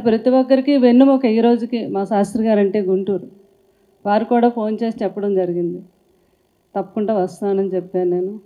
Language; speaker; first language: Telugu; native; Telugu